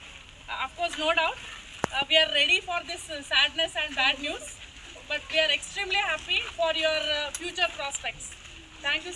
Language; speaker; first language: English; non-native, local second language; Telugu